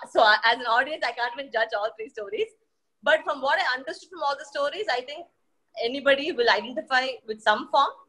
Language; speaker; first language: English; non-native, local second language; Tamil